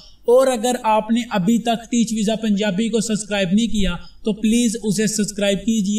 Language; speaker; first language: Hindi; non-native, local second language; Punjabi